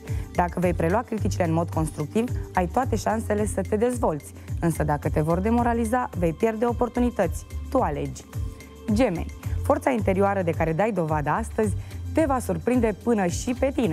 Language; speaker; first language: Romanian; native; Romanian